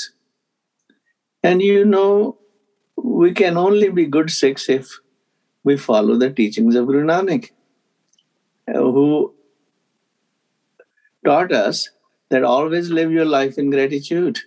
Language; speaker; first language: English; non-native, local second language; Punjabi